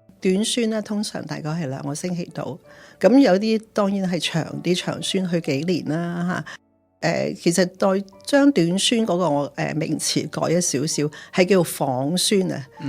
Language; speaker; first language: Cantonese; native; Cantonese